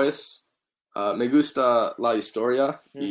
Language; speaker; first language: Spanish; non-native, learner; English